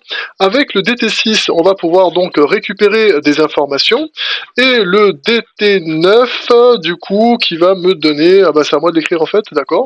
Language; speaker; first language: French; native; French